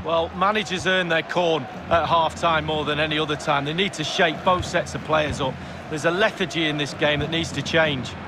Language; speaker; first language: English; native; English